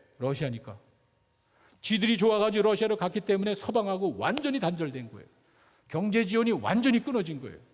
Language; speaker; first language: Korean; native; Korean